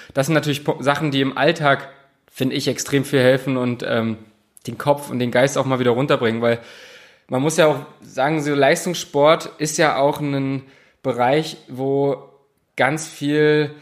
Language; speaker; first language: German; native; German